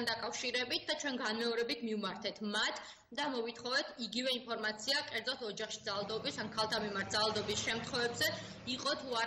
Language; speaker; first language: Georgian; native; Georgian